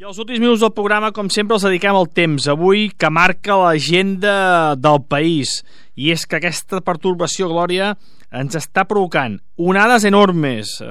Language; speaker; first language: Catalan; native; Catalan